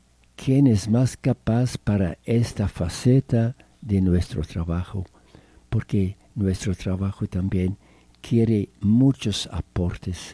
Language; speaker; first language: Spanish; non-native, fluent; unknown